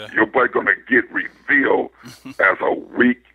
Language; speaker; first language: English; native; English